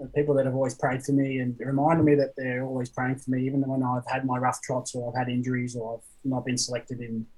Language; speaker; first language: English; native; English